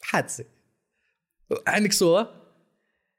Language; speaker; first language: Arabic; native; Arabic